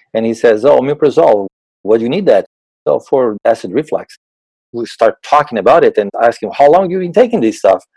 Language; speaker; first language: English; non-native, fluent; Portuguese